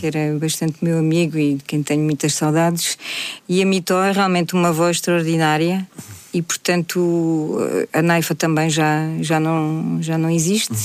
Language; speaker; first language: Portuguese; native; Portuguese